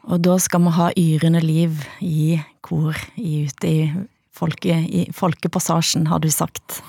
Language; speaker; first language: Norwegian; native; Norwegian